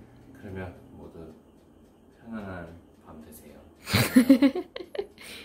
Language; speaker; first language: Korean; native; Korean